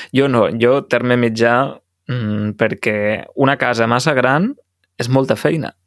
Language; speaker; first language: Catalan; native; Catalan